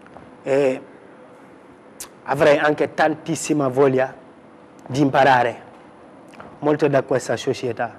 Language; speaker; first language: Italian; non-native, fluent; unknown